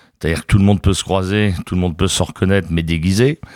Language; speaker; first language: French; native; French